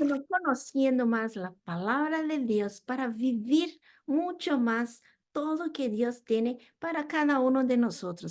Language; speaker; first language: Spanish; non-native, fluent; Portuguese